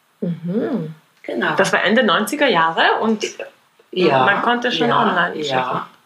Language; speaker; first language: German; non-native, fluent; Polish